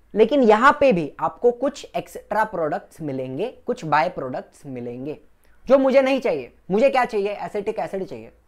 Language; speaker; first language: Hindi; non-native, local second language; Gujarati